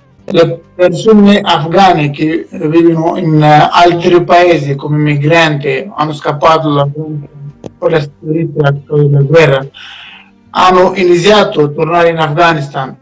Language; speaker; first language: Italian; non-native, learner; Persian